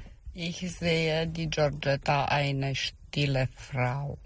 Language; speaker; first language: German; non-native, learner; Romanian